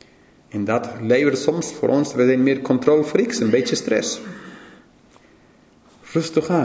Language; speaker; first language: Dutch; non-native, fluent; English